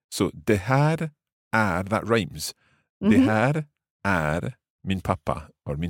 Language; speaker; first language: Swedish; non-native, learner; English